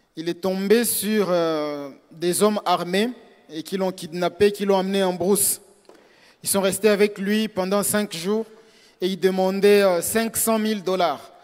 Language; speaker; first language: French; non-native, local second language; Swahili